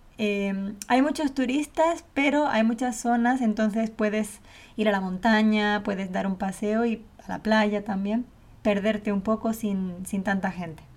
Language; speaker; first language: Spanish; native; Spanish